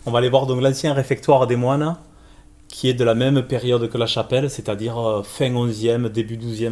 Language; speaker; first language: French; native; French